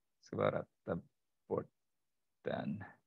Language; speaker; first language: Swedish; non-native, fluent; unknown